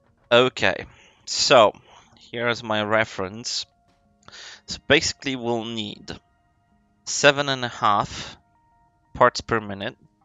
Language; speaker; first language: English; non-native, fluent; Polish